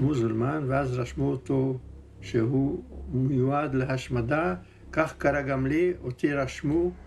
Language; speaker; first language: Hebrew; non-native, fluent; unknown